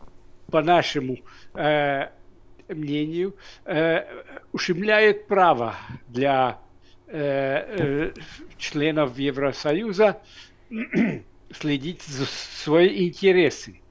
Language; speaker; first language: Russian; non-native, fluent; Hungarian